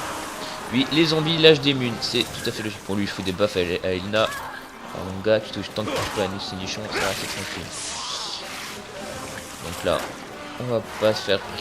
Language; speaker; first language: French; native; French